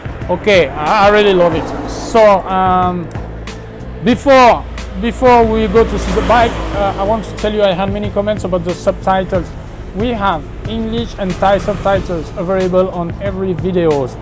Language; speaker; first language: English; non-native, fluent; French